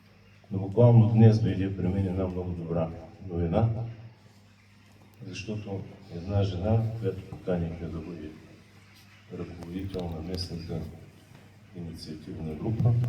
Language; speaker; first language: Bulgarian; native; Bulgarian